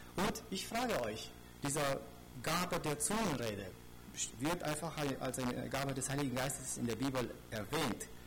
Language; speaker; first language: German; non-native, fluent; Romanian